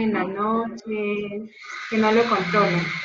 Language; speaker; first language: Spanish; native; Spanish